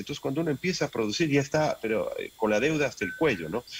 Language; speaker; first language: Spanish; native; Spanish